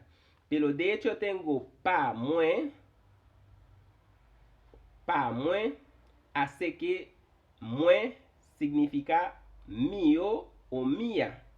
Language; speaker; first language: Spanish; non-native, fluent; Haitian Creole